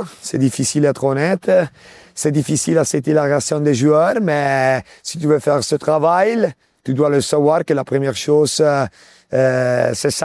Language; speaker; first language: French; non-native, local second language; Italian